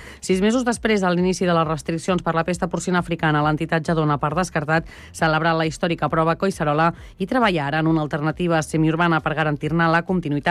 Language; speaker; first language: Catalan; native; Catalan